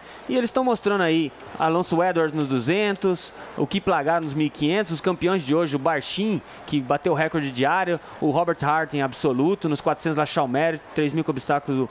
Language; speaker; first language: Portuguese; native; Portuguese